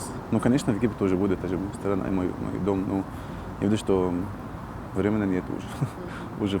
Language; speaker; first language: Russian; non-native, learner; Arabic